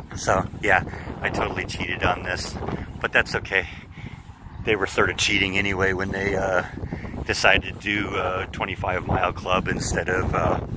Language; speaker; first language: English; native; English